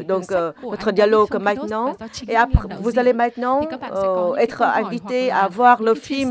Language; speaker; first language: French; non-native, fluent; Vietnamese